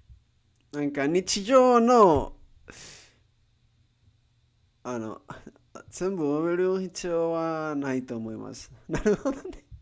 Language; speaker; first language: Japanese; non-native, learner; Spanish